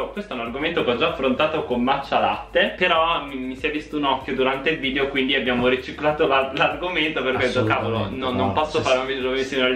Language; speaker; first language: Italian; native; Italian